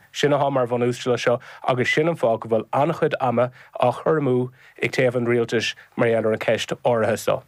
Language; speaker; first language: Irish; non-native, local second language; English